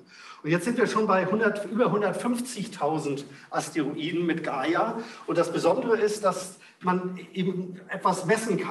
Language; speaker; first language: German; native; German